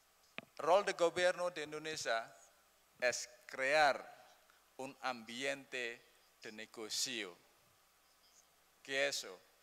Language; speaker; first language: Spanish; non-native, learner; Indonesian